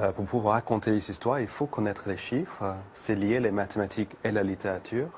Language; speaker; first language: French; non-native, fluent; English